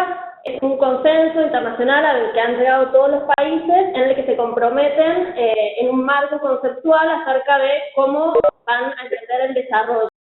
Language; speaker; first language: Spanish; native; Spanish